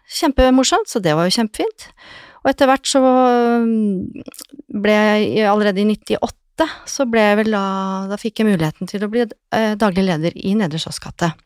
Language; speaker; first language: Norwegian; native; Norwegian